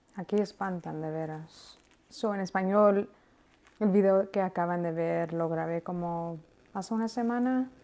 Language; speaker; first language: Spanish; early bilingual, heritage; Spanish